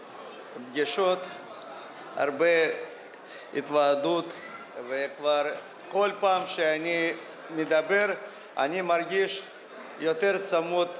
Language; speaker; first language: Hebrew; non-native, fluent; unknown